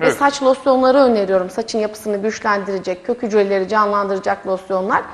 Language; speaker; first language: Turkish; native; Turkish